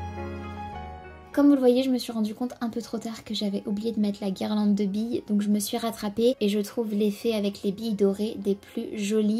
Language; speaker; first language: French; native; French